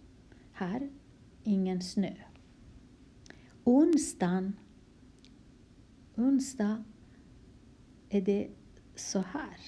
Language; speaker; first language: Swedish; non-native, fluent; Kurdish